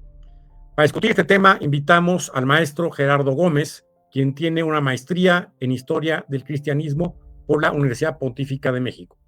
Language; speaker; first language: Spanish; native; Spanish